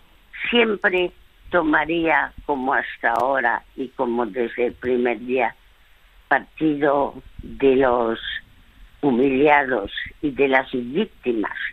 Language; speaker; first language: Spanish; early bilingual, other home language; French